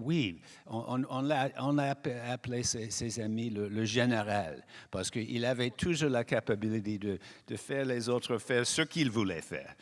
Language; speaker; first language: French; non-native, fluent; English